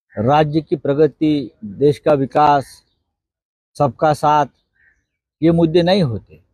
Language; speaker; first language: Hindi; non-native, local second language; Marathi